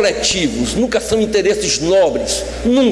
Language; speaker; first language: Portuguese; native; Portuguese